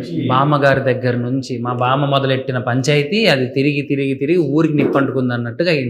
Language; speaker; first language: Telugu; native; Telugu